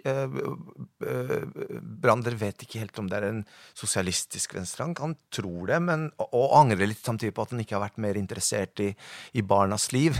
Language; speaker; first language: Norwegian; early bilingual, other home language; Spanish